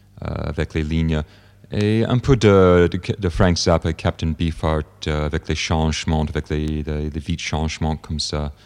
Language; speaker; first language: French; non-native, fluent; English